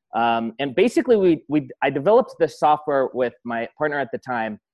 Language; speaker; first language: English; early bilingual, other home language; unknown